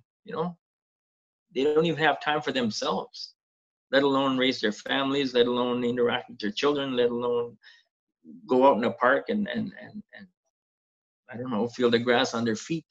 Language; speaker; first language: English; non-native, fluent; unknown